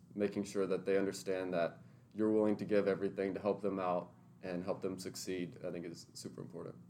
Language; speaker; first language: English; native; English